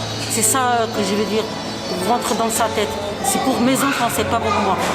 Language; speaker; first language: French; non-native, local second language; Arabic